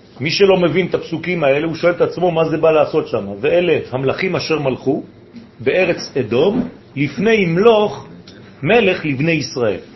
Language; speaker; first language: Hebrew; non-native, fluent; French